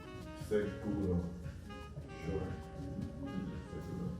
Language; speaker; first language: Spanish; non-native, learner; English